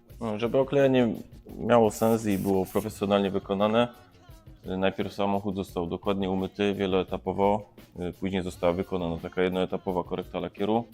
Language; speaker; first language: Polish; native; Polish